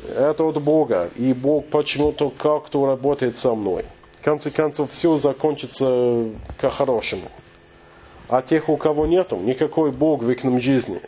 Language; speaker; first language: Russian; non-native, fluent; English